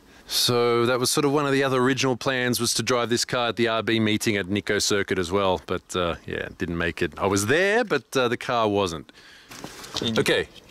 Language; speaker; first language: English; native; English